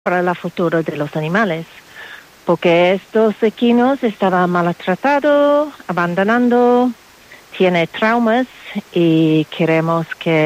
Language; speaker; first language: Spanish; non-native, learner; English